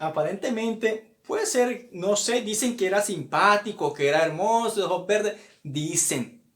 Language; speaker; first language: Spanish; native; Spanish